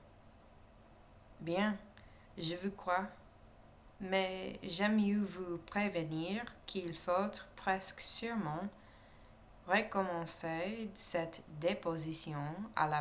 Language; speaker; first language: French; non-native, learner; English